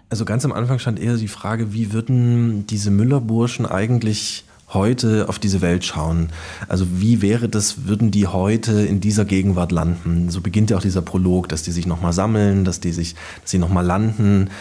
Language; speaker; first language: German; native; German